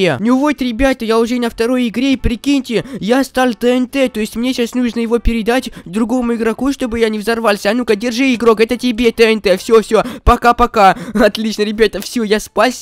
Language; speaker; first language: Russian; native; Russian